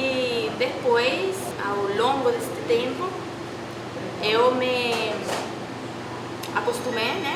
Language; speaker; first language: Portuguese; non-native, fluent; Spanish